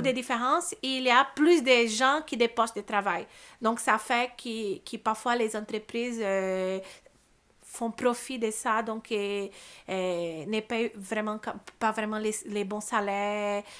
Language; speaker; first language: French; non-native, learner; Portuguese